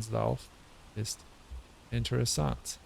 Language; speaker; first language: German; non-native, learner; English